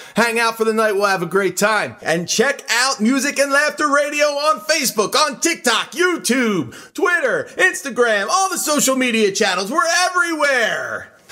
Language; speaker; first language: English; native; English